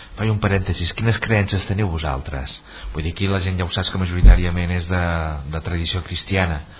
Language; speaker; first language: Catalan; native; Catalan